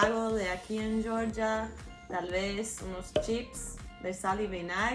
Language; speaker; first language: Spanish; non-native, fluent; English